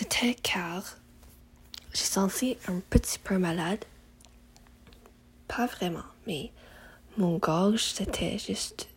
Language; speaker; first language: French; non-native, learner; English